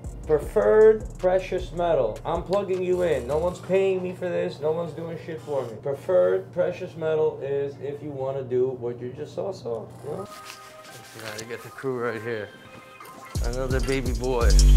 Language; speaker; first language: English; early bilingual, other home language; Russian